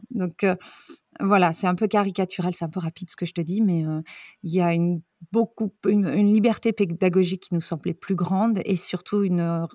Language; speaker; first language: French; native; French